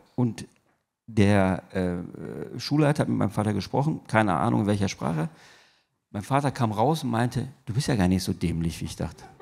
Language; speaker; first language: German; early bilingual, other home language; Turkish